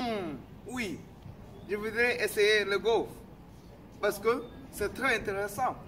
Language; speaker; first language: French; non-native, learner; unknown